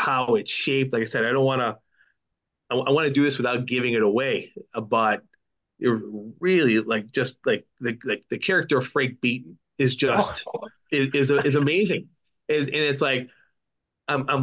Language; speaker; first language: English; native; English